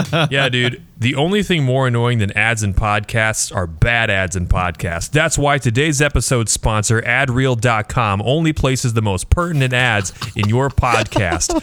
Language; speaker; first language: English; native; English